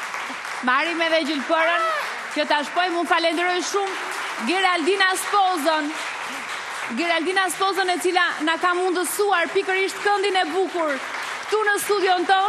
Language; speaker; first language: Albanian; native; Albanian